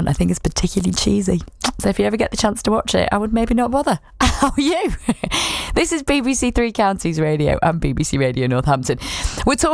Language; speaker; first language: English; native; English